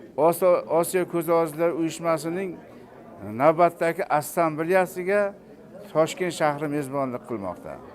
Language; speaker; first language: Uzbek; native; Uzbek